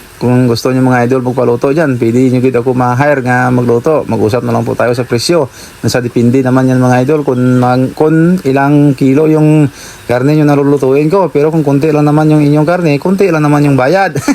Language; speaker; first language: Filipino; non-native, local second language; Hiligaynon